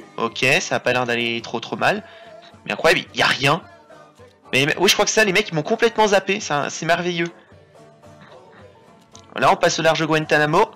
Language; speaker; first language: French; native; French